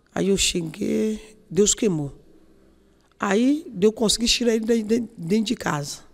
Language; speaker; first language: Portuguese; non-native, fluent; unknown